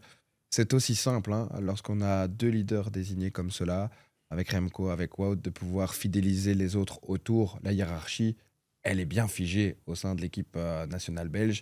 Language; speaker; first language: French; native; French